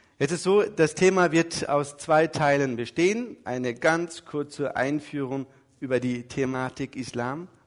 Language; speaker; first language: German; early bilingual, other home language; Turkish